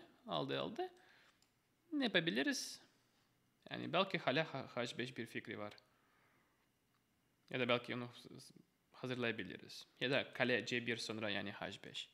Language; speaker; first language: Turkish; non-native, fluent; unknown